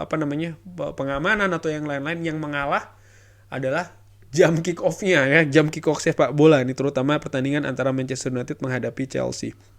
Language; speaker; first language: Indonesian; native; Indonesian